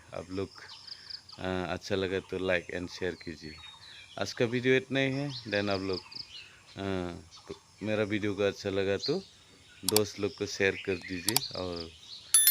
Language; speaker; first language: Hindi; non-native, local second language; Bodo